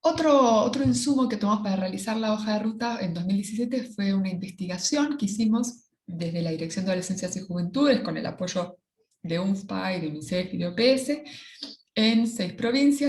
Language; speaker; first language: Spanish; native; Spanish